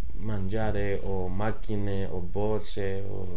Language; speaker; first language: Italian; non-native, learner; Punjabi